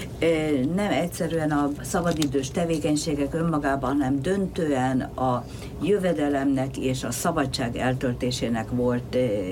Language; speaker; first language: Hungarian; native; Hungarian